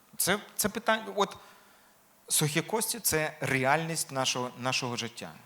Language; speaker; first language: Ukrainian; non-native, local second language; Russian